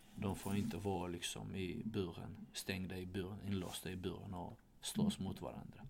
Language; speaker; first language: Swedish; non-native, fluent; Russian